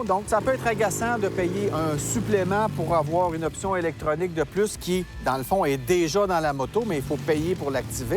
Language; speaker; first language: French; native; French